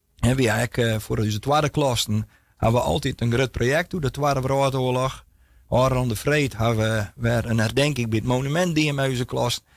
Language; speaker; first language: Dutch; non-native, local second language; Western Frisian